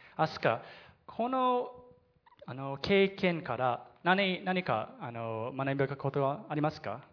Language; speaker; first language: Japanese; non-native, learner; English